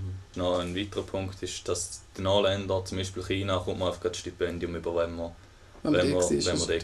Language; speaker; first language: German; native; German